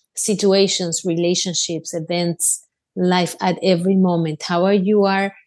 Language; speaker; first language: English; non-native, fluent; Spanish